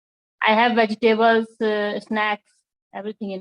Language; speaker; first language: English; non-native, learner; Marathi